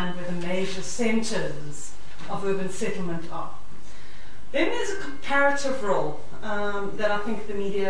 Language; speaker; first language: English; native; English